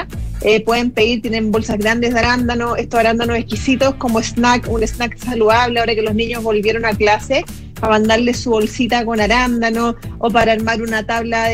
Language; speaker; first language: Spanish; native; Spanish